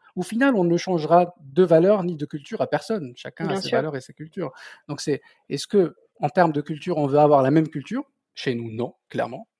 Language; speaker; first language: French; non-native, local second language; Berber languages